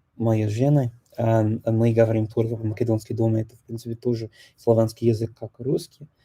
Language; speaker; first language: Russian; non-native, learner; English